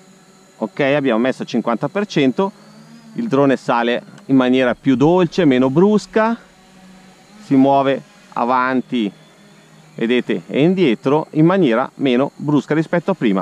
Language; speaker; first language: Italian; native; Italian